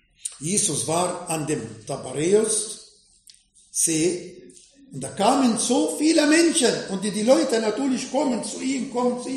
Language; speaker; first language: German; non-native, fluent; Arabic